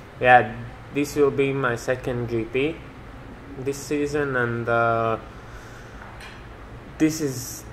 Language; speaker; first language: English; non-native, learner; Latvian